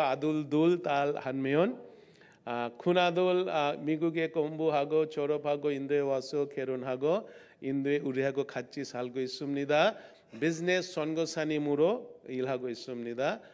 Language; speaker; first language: Korean; non-native, learner; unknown